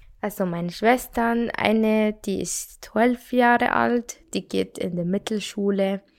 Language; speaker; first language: German; non-native, learner; Arabic